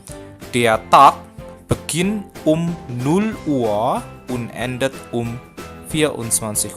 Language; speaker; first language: German; non-native, fluent; Indonesian